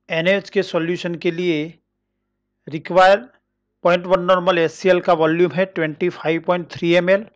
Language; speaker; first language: Hindi; non-native, local second language; Marathi